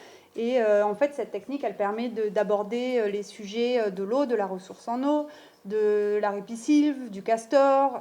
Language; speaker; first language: French; native; French